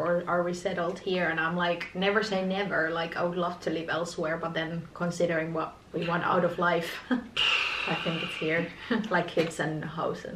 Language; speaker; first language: English; non-native, fluent; Finnish